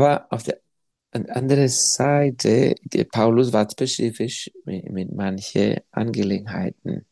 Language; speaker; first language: German; non-native, fluent; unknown